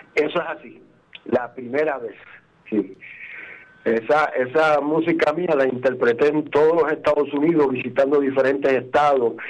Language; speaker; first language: Spanish; native; Spanish